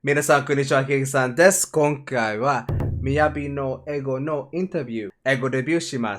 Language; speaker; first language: Japanese; non-native, learner; Spanish